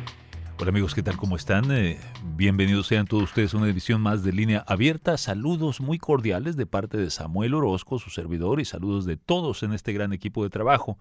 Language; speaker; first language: Spanish; native; Spanish